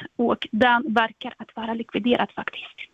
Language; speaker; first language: Swedish; non-native, fluent; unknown